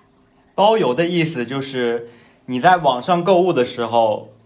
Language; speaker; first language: Chinese; native; Chinese